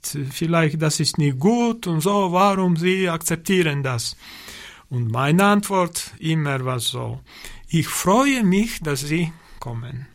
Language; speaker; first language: German; non-native, learner; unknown